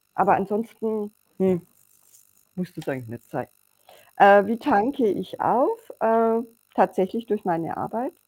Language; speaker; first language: German; native; German